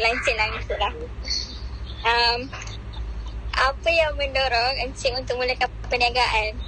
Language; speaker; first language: Malay; native; Malay